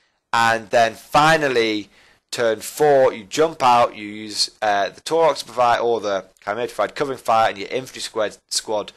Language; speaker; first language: English; native; English